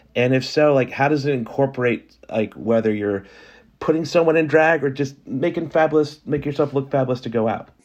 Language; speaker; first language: English; native; English